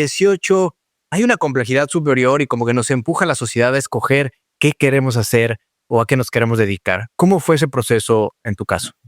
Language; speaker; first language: Spanish; native; Spanish